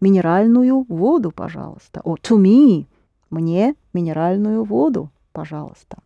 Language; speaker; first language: Russian; non-native, fluent; English